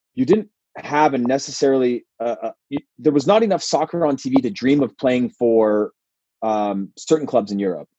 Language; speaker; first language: English; native; English